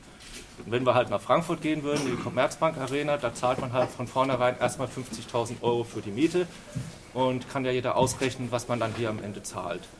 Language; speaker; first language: German; native; German